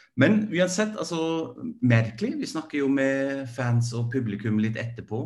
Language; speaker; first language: Norwegian; non-native, fluent; German